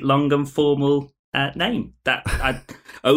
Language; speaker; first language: English; native; English